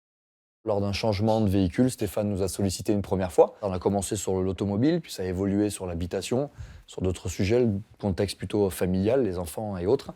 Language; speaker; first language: French; native; French